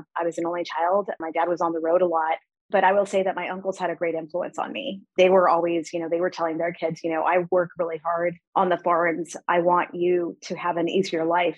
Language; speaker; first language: English; early bilingual, other home language; Spanish